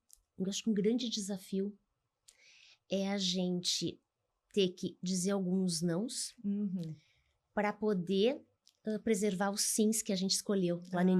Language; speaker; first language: Portuguese; native; Portuguese